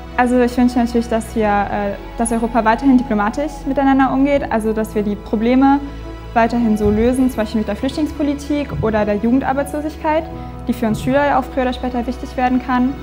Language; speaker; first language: German; native; German